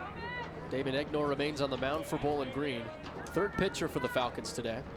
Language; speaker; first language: English; native; English